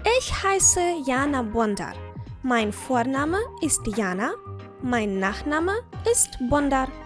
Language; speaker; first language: German; non-native, fluent; Ukrainian